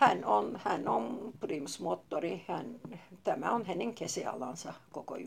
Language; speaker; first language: Finnish; non-native, fluent; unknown